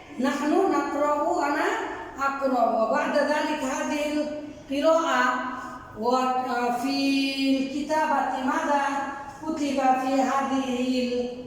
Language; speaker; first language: Arabic; non-native, fluent; Bangla